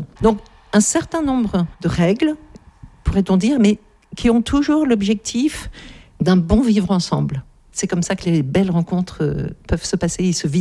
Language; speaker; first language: French; native; French